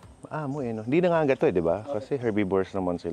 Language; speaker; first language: Filipino; native; Filipino